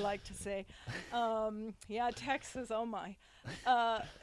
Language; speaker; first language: English; non-native, fluent; German